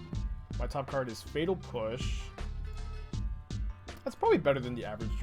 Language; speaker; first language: English; native; English